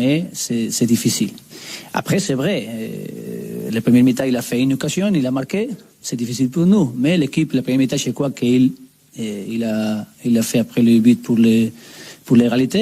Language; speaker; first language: French; non-native, learner; Spanish